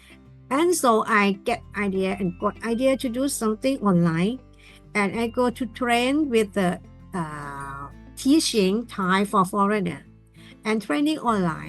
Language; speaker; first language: English; non-native, learner; Thai